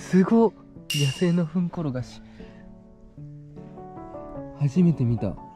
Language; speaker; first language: Japanese; native; Japanese